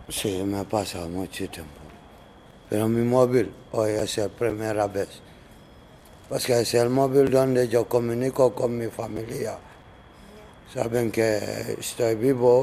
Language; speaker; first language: Spanish; non-native, learner; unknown